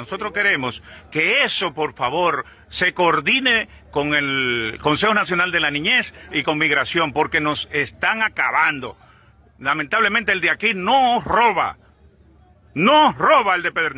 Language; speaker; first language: Spanish; native; Spanish